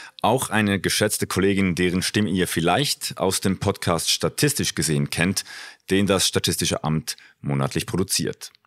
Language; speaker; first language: German; native; German